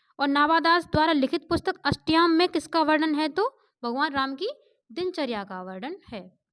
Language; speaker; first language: Hindi; native; Hindi